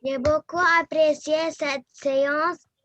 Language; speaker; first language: French; non-native, learner; Arabic